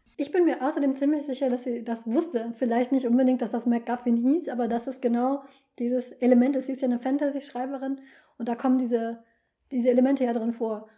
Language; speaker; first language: German; native; German